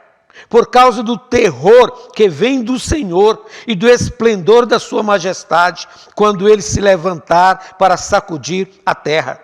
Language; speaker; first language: Portuguese; native; Portuguese